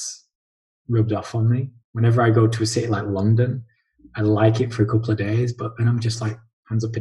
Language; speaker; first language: English; native; English